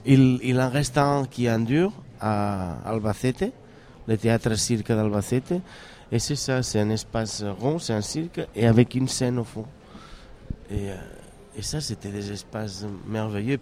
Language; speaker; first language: French; non-native, fluent; Catalan